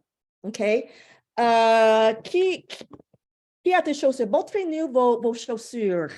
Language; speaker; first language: French; non-native, fluent; English